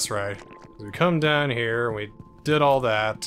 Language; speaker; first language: English; native; English